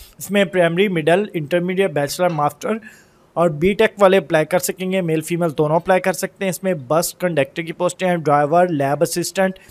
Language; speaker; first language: Urdu; non-native, local second language; Punjabi